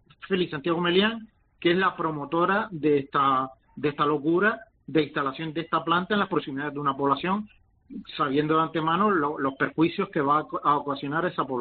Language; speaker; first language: Spanish; native; Spanish